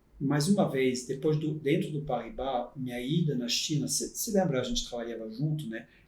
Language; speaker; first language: Portuguese; non-native, fluent; French